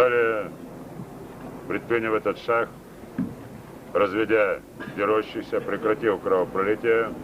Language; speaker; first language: Russian; native; Russian